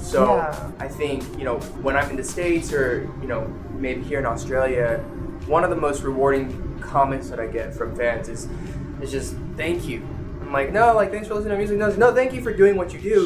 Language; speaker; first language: English; native; English